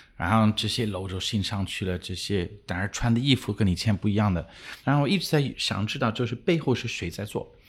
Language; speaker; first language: Chinese; non-native, fluent; English